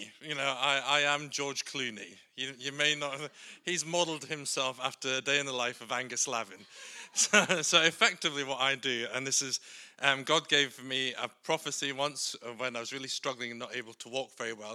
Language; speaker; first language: English; native; English